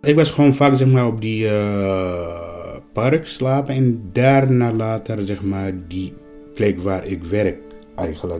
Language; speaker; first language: Dutch; non-native, learner; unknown